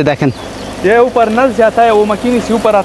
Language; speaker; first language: Hindi; non-native, fluent; Pashto